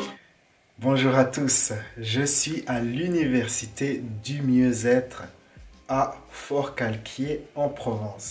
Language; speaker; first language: French; non-native, fluent; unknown